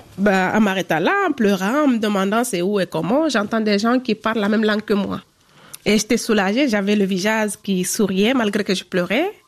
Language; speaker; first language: French; non-native, local second language; Fula